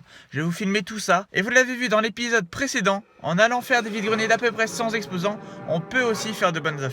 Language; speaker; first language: French; native; French